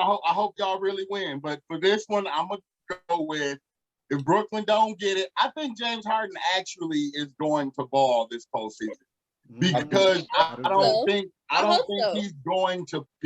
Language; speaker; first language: English; native; English